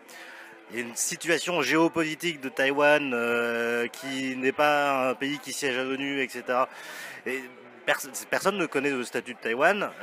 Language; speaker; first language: French; native; French